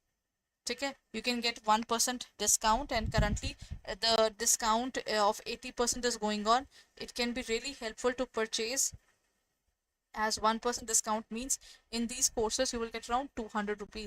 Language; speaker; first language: English; non-native, local second language; Hindi